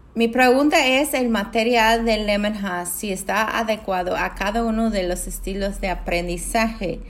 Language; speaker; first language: Spanish; non-native, fluent; English